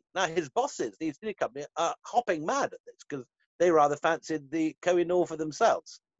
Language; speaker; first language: English; native; English